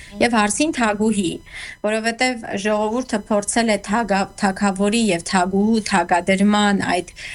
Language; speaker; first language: Armenian; native; Armenian